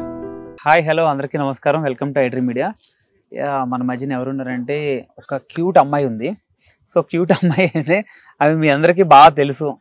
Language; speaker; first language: Telugu; native; Telugu